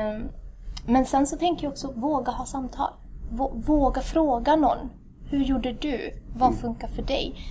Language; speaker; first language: Swedish; early bilingual, other home language; Tigrinya